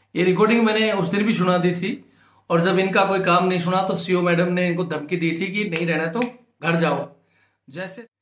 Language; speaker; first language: Hindi; native; Hindi